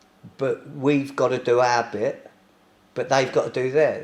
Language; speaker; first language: English; native; English